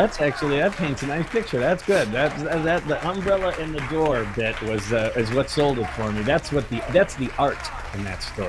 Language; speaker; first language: English; native; English